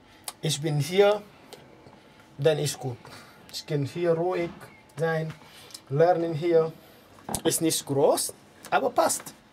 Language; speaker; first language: German; non-native, learner; French